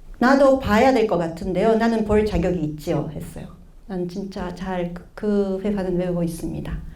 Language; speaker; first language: Korean; early bilingual, heritage; Korean